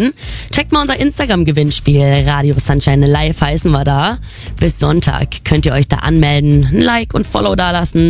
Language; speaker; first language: German; native; German